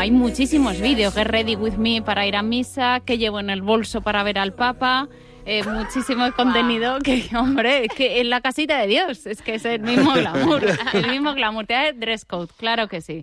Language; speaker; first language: Spanish; native; Spanish